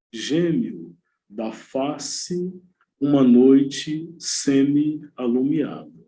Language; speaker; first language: Portuguese; native; Portuguese